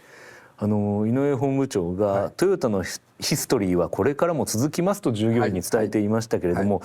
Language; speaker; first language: Japanese; native; Japanese